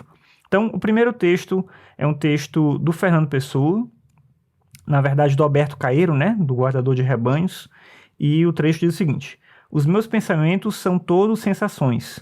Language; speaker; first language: Portuguese; native; Portuguese